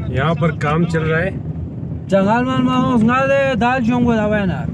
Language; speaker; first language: Hindi; native; Hindi